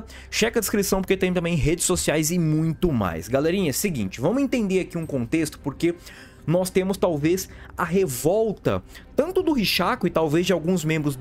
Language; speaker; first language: Portuguese; native; Portuguese